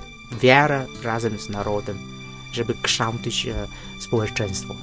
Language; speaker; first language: Polish; non-native, fluent; Vietnamese